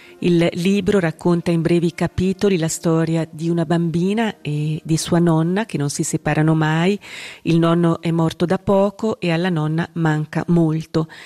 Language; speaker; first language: Italian; native; Italian